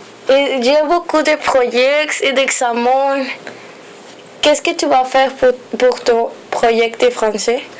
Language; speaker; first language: French; non-native, learner; Spanish